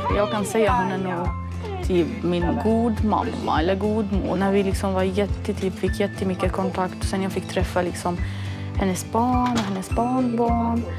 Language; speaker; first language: Swedish; non-native, fluent; Arabic